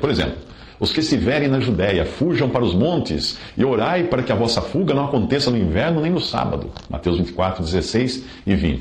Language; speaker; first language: Portuguese; native; Portuguese